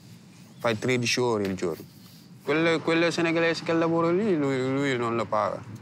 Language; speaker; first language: Italian; non-native, learner; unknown